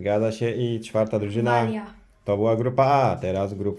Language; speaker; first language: Polish; early bilingual, heritage; Polish